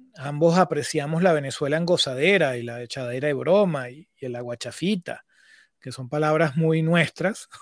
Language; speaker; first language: Spanish; native; Spanish